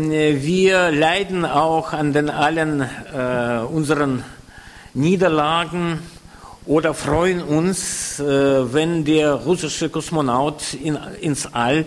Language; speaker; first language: German; non-native, fluent; Russian